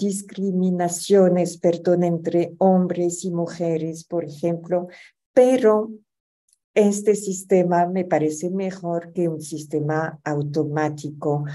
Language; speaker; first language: Spanish; non-native, fluent; French